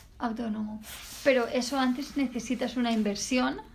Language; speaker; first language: Spanish; native; Spanish